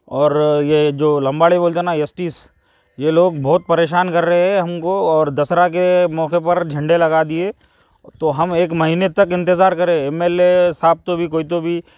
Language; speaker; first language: Hindi; non-native, local second language; Urdu